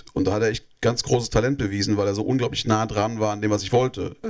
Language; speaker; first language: German; native; German